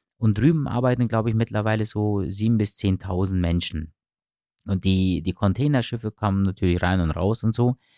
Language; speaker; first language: German; early bilingual, other home language; Turkish